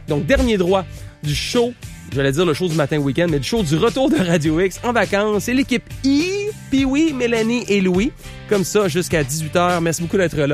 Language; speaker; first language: French; native; French